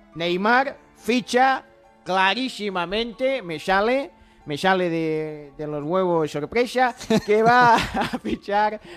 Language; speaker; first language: Spanish; non-native, fluent; English